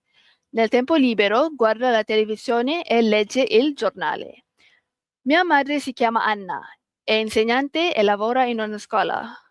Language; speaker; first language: Italian; non-native, learner; Malay